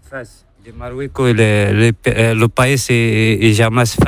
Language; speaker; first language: Spanish; non-native, learner; Arabic